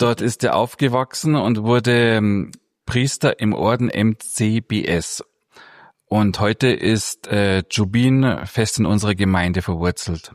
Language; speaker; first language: German; native; German